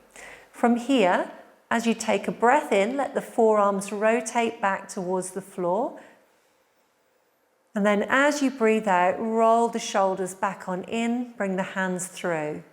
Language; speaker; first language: English; native; English